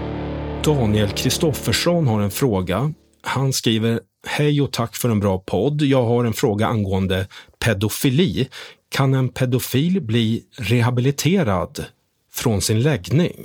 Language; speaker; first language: Swedish; native; Swedish